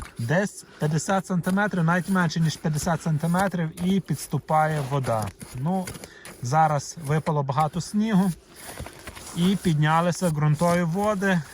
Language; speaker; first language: Ukrainian; native; Ukrainian